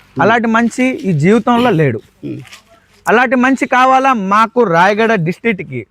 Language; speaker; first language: Telugu; non-native, local second language; Odia